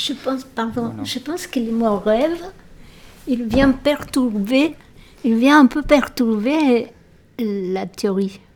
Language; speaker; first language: French; non-native, fluent; Spanish